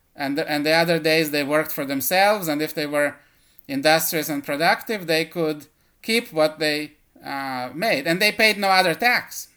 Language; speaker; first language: English; early bilingual, other home language; Russian